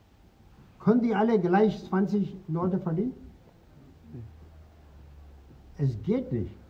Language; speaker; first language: German; non-native, fluent; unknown